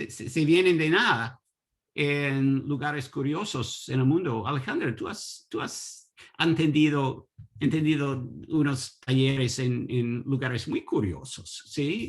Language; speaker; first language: Spanish; non-native, learner; English